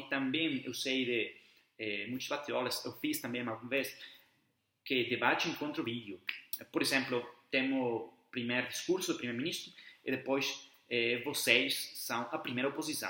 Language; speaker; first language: Portuguese; non-native, fluent; Spanish